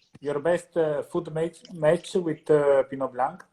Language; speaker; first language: English; non-native, learner; Italian